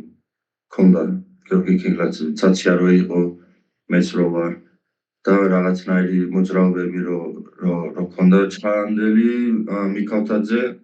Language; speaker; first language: Georgian; early bilingual, heritage; Georgian